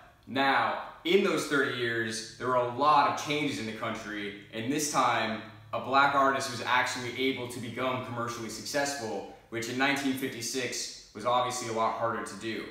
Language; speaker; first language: English; native; English